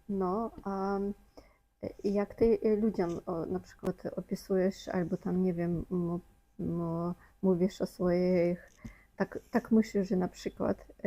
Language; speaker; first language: Polish; non-native, fluent; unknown